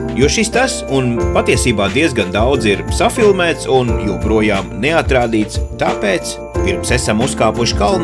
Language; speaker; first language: Latvian; native; Latvian